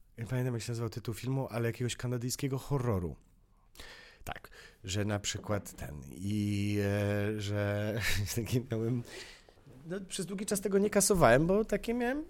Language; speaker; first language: Polish; native; Polish